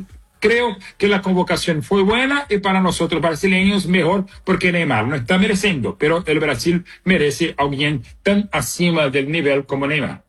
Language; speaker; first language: Spanish; non-native, learner; Portuguese